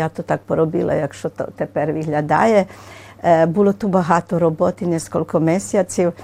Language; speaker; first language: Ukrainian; early bilingual, heritage; Ukrainian